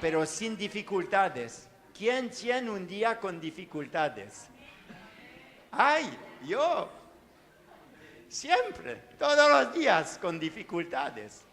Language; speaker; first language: Spanish; non-native, learner; French